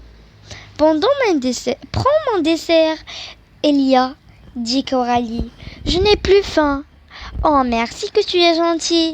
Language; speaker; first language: French; non-native, local second language; Arabic